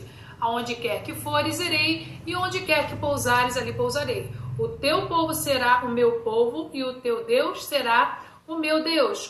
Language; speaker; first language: Portuguese; native; Portuguese